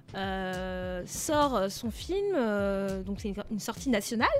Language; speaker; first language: French; native; French